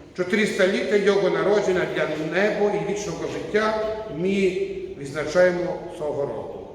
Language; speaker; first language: Ukrainian; non-native, learner; Croatian